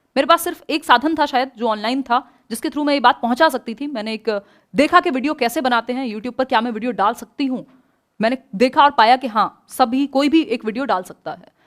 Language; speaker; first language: Hindi; native; Hindi